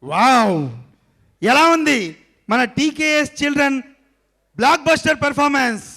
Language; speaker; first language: Telugu; native; Telugu